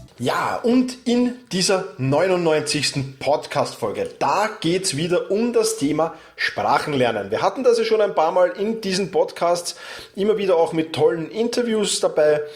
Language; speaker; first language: German; native; German